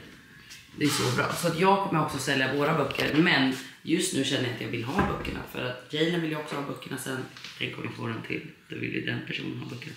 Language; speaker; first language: Swedish; native; Swedish